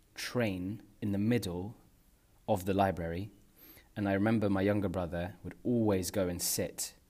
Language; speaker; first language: English; native; English